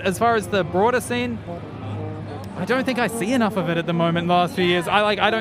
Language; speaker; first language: English; native; English